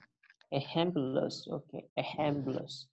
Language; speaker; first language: Spanish; non-native, learner; Malayalam